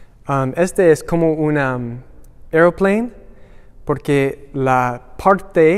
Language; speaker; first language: Spanish; non-native, learner; English